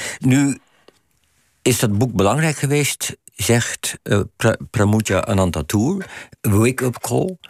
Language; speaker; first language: Dutch; native; Dutch